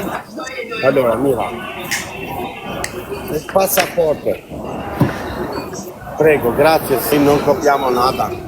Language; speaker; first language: Italian; non-native, fluent; Albanian